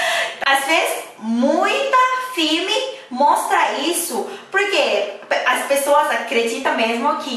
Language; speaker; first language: Portuguese; non-native, learner; Thai